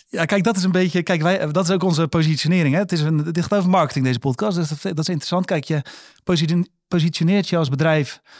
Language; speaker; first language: Dutch; native; Dutch